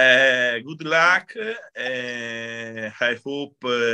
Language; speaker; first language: English; non-native, learner; Italian